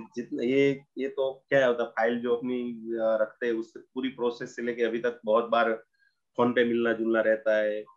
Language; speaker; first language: Hindi; non-native, local second language; Gujarati